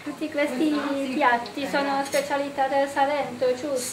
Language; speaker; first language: Italian; non-native, fluent; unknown